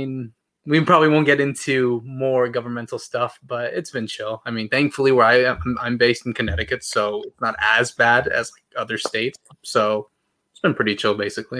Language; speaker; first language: English; native; English